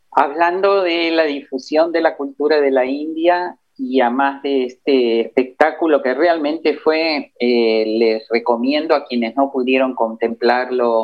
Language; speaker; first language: Spanish; native; Spanish